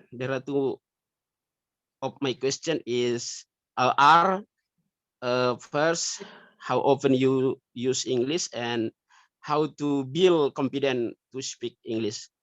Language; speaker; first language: English; non-native, learner; Indonesian